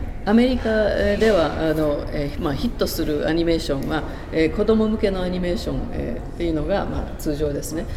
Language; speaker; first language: Japanese; native; Japanese